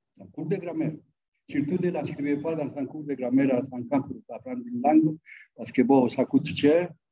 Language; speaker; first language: French; non-native, fluent; Spanish